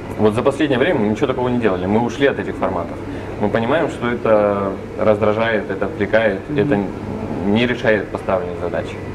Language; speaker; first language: Russian; native; Russian